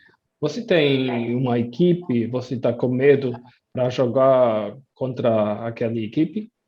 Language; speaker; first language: Portuguese; non-native, fluent; German